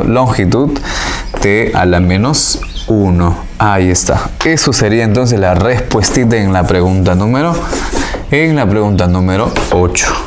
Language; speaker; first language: Spanish; native; Spanish